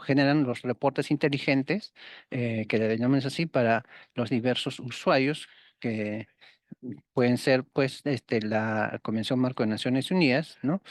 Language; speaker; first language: Spanish; native; Spanish